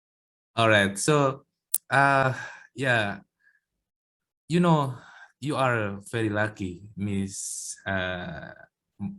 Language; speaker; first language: English; non-native, learner; Indonesian